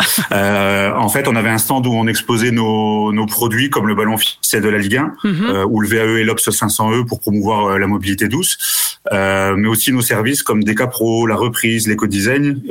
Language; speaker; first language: French; native; French